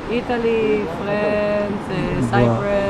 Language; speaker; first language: English; non-native, fluent; Hebrew